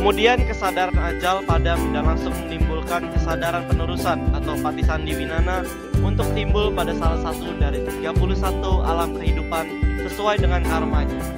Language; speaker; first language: Indonesian; native; Indonesian